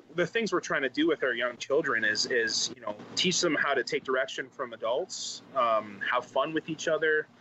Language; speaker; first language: English; native; English